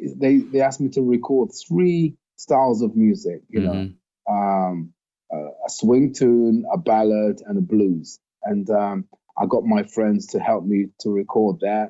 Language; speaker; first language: English; native; English